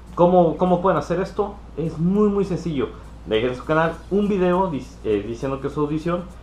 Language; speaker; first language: Spanish; native; Spanish